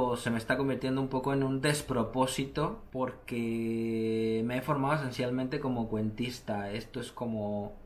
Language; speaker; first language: Spanish; native; Spanish